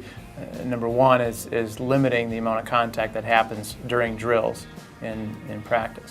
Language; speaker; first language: English; native; English